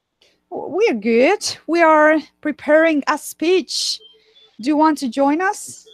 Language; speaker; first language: English; non-native, fluent; Spanish